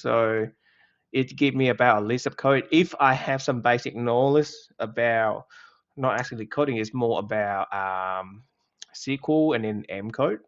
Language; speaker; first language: English; non-native, fluent; Vietnamese